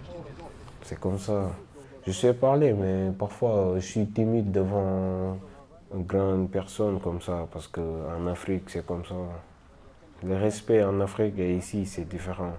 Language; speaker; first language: French; non-native, local second language; Wolof